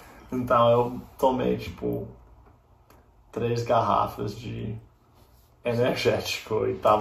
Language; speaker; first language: Portuguese; non-native, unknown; English